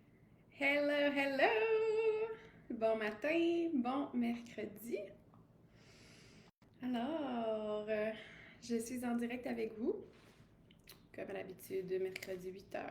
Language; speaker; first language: French; native; French